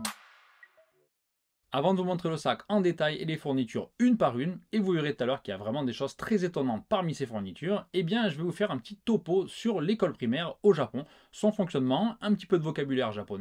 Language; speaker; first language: French; native; French